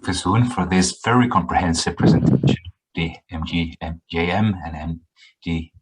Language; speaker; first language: English; non-native, fluent; Norwegian